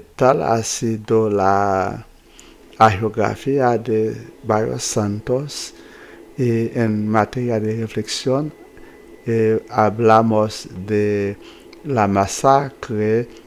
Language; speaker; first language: Spanish; non-native, fluent; Haitian Creole